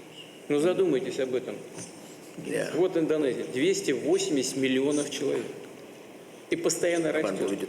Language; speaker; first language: Russian; native; Russian